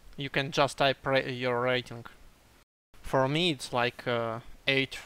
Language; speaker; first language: English; non-native, learner; Russian